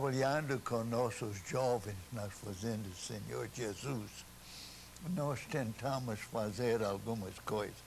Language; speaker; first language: Portuguese; non-native, fluent; English